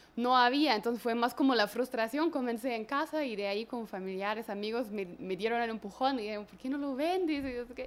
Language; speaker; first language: Spanish; non-native, fluent; German